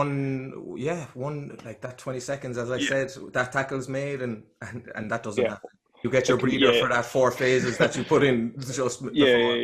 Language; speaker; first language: English; native; English